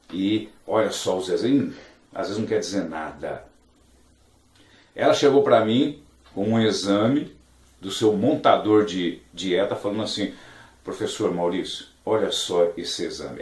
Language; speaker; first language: Portuguese; native; Portuguese